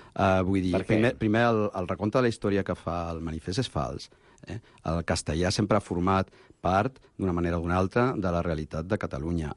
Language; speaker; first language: Catalan; non-native, local second language; Spanish